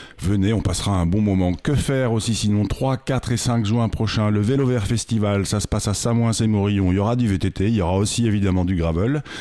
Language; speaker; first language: French; native; French